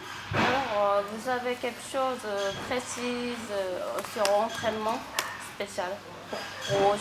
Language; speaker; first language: French; non-native, fluent; Japanese